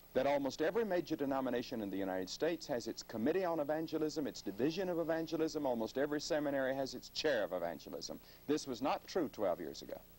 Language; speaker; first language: English; native; English